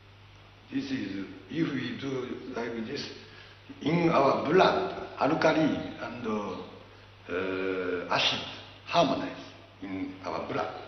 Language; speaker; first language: English; non-native, learner; Japanese